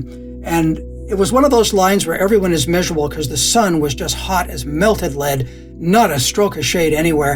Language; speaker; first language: English; native; English